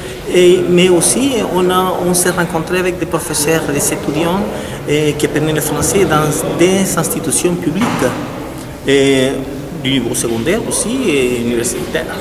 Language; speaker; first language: French; non-native, fluent; Spanish